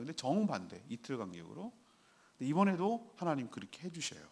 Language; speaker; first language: Korean; native; Korean